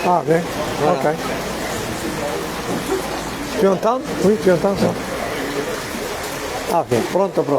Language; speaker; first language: French; non-native, fluent; Italian